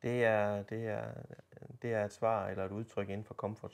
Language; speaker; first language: Danish; native; Danish